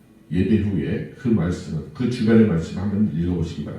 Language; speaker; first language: Korean; native; Korean